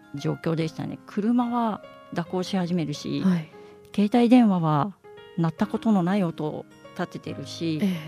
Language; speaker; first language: Japanese; native; Japanese